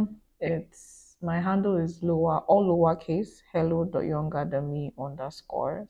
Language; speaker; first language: English; non-native, local second language; Igbo